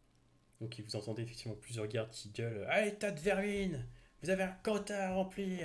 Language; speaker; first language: French; native; French